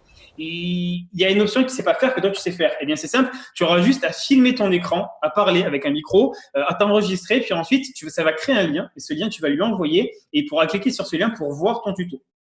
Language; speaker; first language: French; native; French